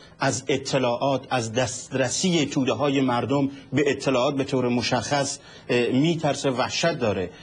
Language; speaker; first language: Persian; non-native, local second language; Central Kurdish